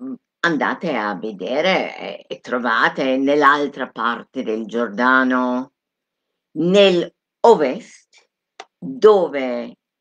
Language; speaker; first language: Italian; non-native, fluent; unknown